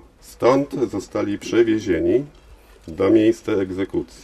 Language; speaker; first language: Polish; native; Polish